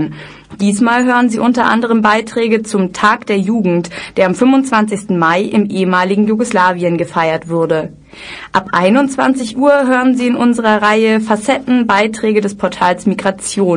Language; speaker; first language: German; native; German